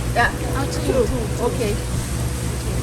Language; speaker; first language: English; non-native, learner; Korean